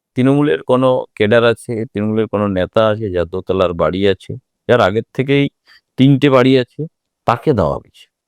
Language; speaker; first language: Bangla; native; Bangla